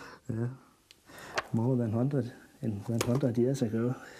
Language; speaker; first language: English; non-native, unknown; Danish